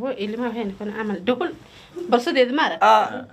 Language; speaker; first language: Somali; non-native, learner; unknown